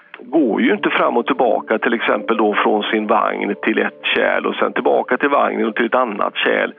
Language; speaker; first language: Swedish; native; Swedish